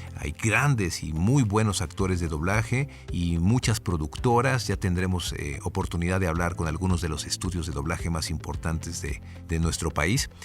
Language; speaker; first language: Spanish; native; Spanish